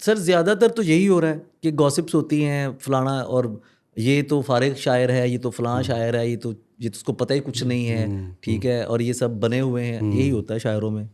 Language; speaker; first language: Urdu; non-native, local second language; Punjabi